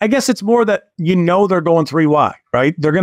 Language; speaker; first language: English; native; English